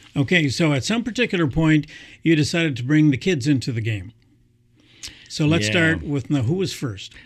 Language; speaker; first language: English; native; English